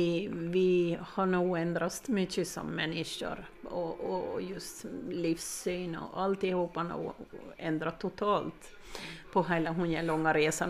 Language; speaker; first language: Swedish; native; Swedish